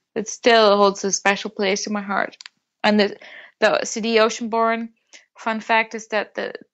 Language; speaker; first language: English; non-native, fluent; Dutch